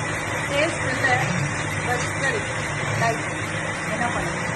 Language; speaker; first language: Tamil; non-native, local second language; Urdu